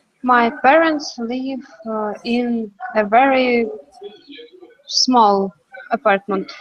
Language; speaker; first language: English; non-native, learner; Russian